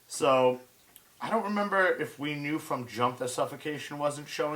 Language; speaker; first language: English; native; English